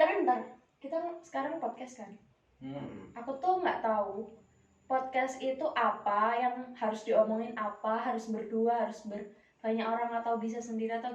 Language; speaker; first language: Indonesian; native; Indonesian